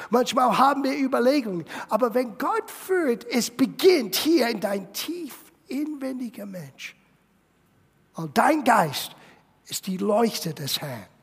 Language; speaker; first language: German; non-native, fluent; English